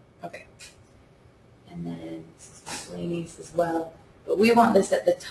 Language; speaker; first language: English; native; English